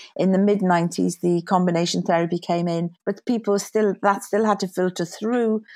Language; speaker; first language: English; native; English